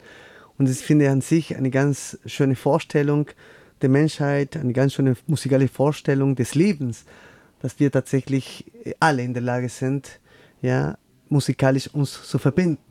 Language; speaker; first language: German; non-native, fluent; Spanish